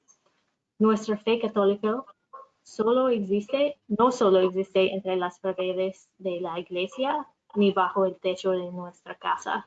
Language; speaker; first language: Spanish; non-native, fluent; English